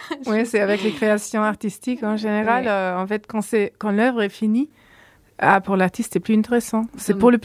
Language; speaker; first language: French; non-native, fluent; German